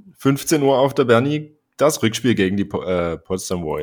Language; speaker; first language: German; native; German